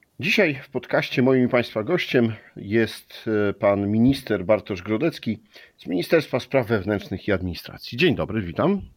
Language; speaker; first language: Polish; native; Polish